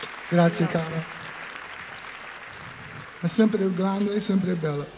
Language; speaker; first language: Italian; non-native, fluent; English